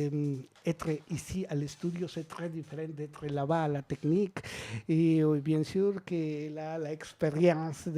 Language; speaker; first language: French; non-native, learner; Spanish